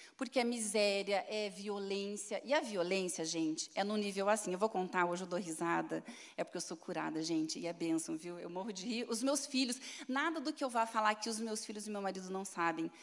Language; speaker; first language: Portuguese; native; Portuguese